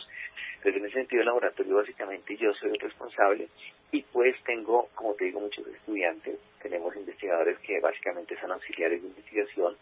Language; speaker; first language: Spanish; native; Spanish